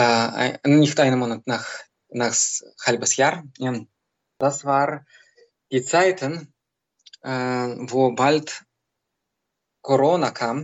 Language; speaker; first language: German; non-native, learner; Belarusian